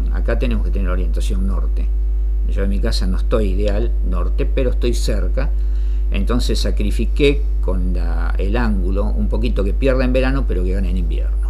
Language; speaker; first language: Spanish; native; Spanish